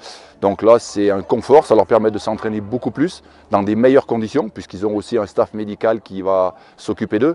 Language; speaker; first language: French; native; French